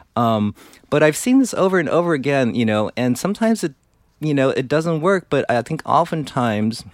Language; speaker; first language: English; non-native, fluent; Chinese